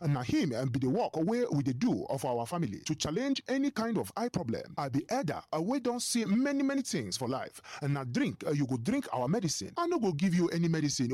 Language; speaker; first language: Nigerian Pidgin; non-native, local second language; Igbo